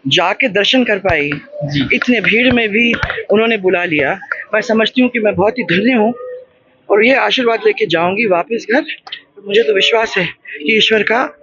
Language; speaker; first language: Hindi; native; Hindi